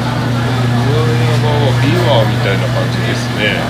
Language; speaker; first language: Japanese; native; Japanese